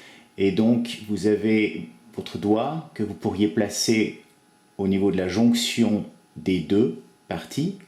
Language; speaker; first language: French; native; French